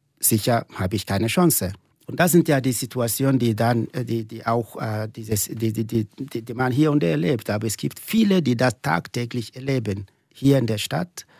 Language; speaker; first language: German; non-native, fluent; Igbo